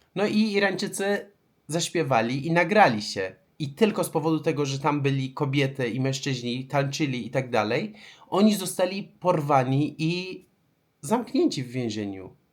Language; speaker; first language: Polish; non-native, fluent; Persian